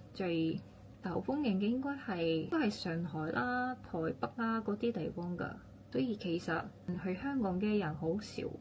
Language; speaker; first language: Cantonese; non-native, fluent; Japanese